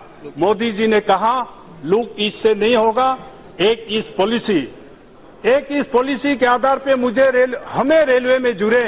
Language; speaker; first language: Hindi; non-native, local second language; Adi